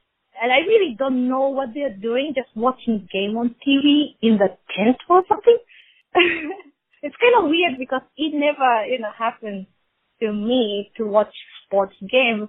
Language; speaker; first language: English; non-native, fluent; Japanese